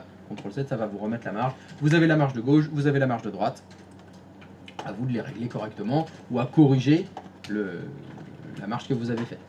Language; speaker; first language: French; native; French